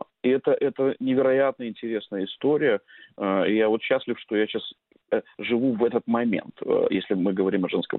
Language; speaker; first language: Russian; native; Russian